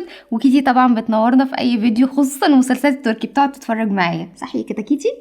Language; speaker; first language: Arabic; native; Arabic